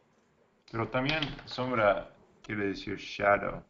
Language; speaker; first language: Spanish; non-native, learner; English